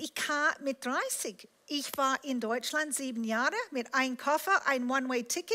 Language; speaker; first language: German; non-native, fluent; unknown